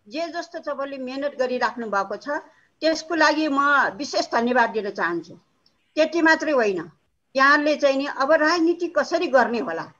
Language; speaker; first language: Nepali; non-native, local second language; Newari